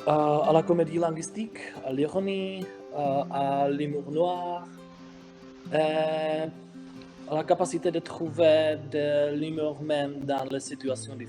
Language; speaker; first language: French; non-native, fluent; Czech